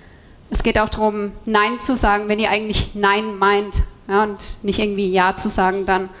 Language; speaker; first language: German; native; German